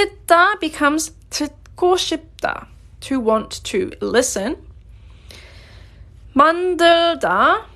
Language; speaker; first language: Korean; non-native, fluent; English